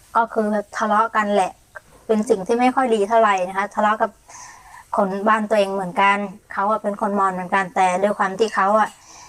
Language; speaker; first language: Thai; non-native, fluent; Mon